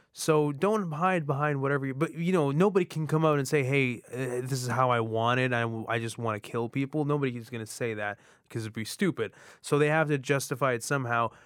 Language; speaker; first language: English; early bilingual, other home language; Arabic